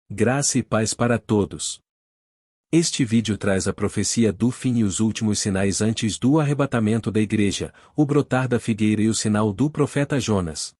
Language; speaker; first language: Portuguese; native; Portuguese